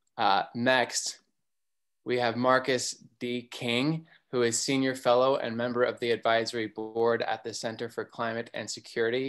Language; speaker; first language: English; native; English